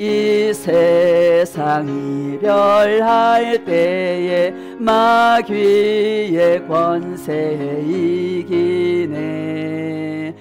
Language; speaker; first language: Korean; native; Korean